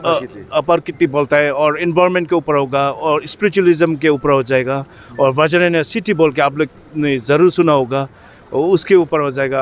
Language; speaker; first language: Hindi; non-native, fluent; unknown